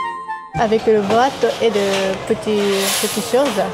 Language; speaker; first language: French; non-native, learner; Japanese